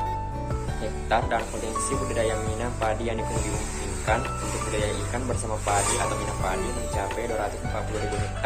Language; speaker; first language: Indonesian; native; Indonesian